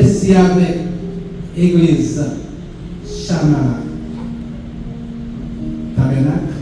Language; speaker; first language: French; non-native, local second language; Haitian Creole